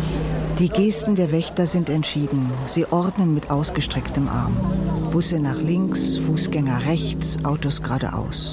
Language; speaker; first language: German; native; German